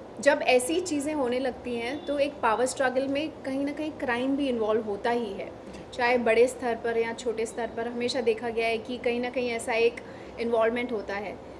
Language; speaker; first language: Hindi; native; Hindi